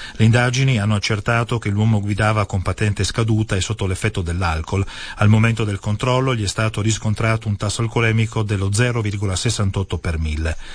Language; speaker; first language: Italian; native; Italian